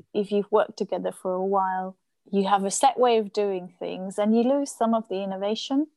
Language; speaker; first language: English; non-native, fluent; German